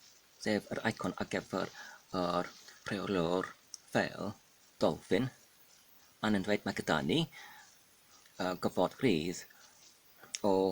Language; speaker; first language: Welsh; non-native, fluent; English